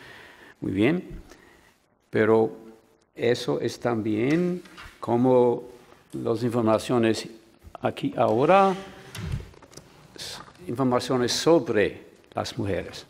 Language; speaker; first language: Spanish; non-native, fluent; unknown